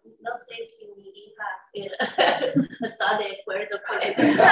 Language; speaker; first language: Spanish; non-native, learner; English